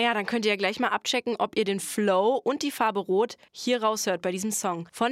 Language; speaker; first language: German; native; German